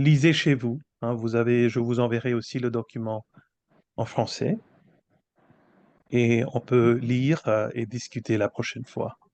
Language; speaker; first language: French; non-native, fluent; Bangla